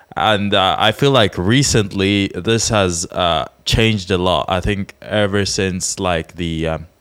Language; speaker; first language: English; non-native, fluent; Czech